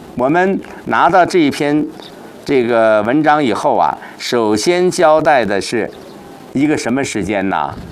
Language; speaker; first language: Chinese; native; Chinese